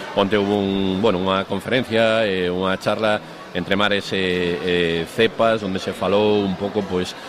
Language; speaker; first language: Galician; non-native, local second language; Spanish